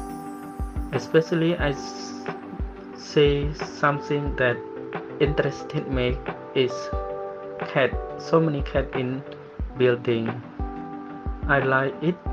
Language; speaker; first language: English; non-native, learner; Khmer